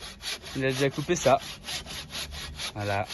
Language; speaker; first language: French; native; French